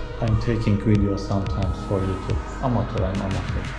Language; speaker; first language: English; non-native, learner; Turkish